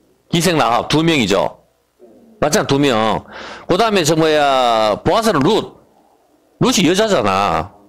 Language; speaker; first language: Korean; native; Korean